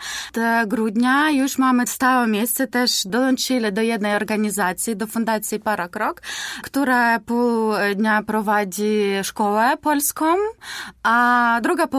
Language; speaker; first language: Polish; non-native, learner; Ukrainian